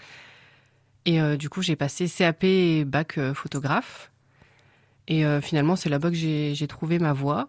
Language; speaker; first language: French; native; French